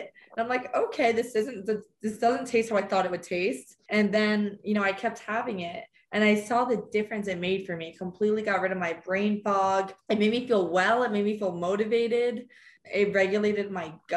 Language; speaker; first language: English; native; English